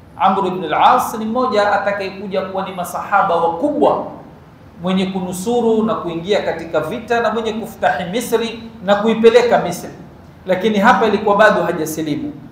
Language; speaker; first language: Swahili; native; Swahili